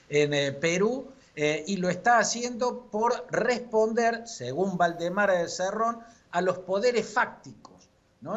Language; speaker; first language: Spanish; native; Spanish